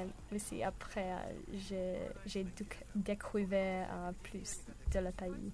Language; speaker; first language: French; non-native, learner; English